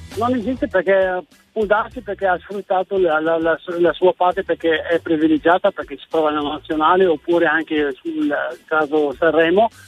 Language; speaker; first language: Italian; non-native, fluent; Arabic